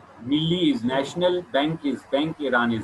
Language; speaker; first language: Persian; non-native, fluent; Urdu